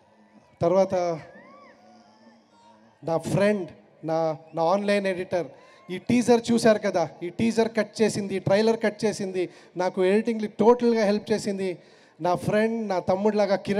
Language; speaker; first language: Telugu; non-native, learner; Kannada